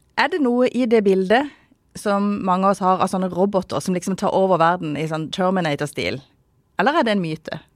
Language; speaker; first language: Norwegian; native; Norwegian